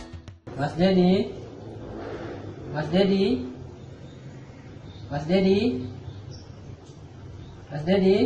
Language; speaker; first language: Indonesian; native; Indonesian